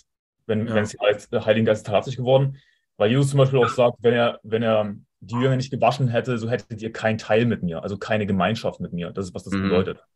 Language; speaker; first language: German; native; German